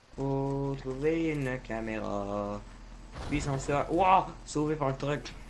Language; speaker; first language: French; native; French